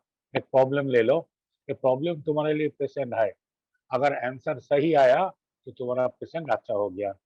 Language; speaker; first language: Hindi; non-native, local second language; Bangla